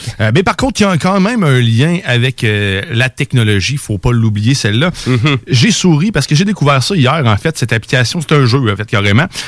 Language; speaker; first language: French; native; French